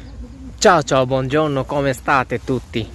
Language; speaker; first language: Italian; non-native, learner; Bangla